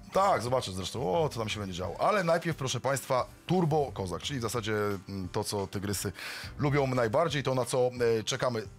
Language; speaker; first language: Polish; native; Polish